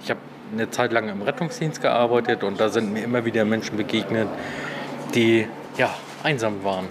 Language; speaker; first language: German; native; German